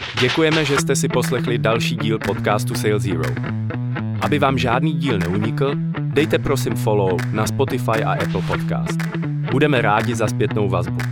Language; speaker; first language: Czech; native; Czech